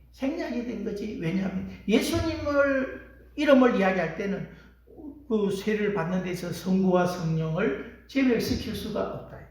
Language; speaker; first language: Korean; native; Korean